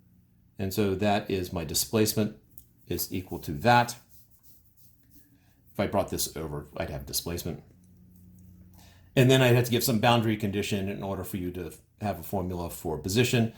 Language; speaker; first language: English; native; English